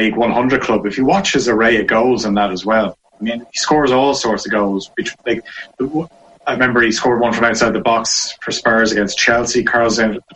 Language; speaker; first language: English; native; English